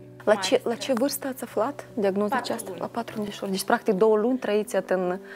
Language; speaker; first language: Romanian; native; Romanian